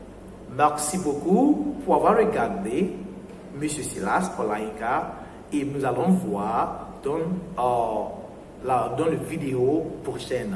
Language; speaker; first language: French; non-native, fluent; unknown